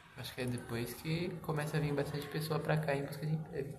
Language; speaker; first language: Portuguese; native; Portuguese